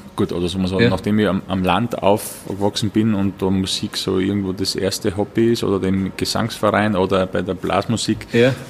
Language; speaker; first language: German; native; German